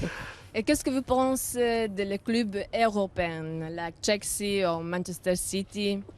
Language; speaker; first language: French; non-native, learner; Italian